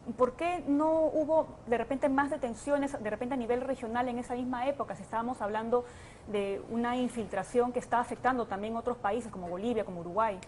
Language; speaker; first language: Spanish; native; Spanish